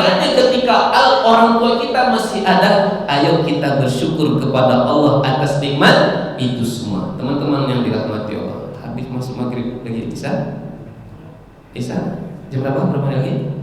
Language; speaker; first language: Malay; native; Malay